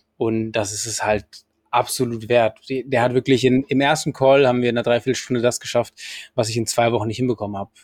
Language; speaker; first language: German; non-native, fluent; Spanish